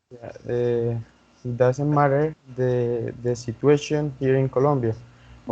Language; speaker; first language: English; non-native, learner; Spanish